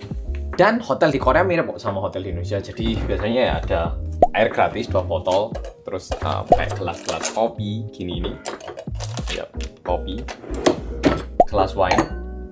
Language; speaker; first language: Indonesian; early bilingual, other home language; Korean